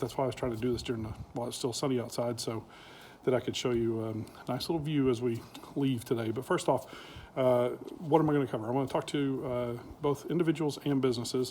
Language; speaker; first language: English; native; English